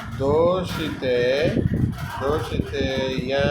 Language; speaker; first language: Japanese; non-native, learner; Tamil